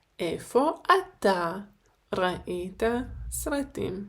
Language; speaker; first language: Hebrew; non-native, fluent; Ukrainian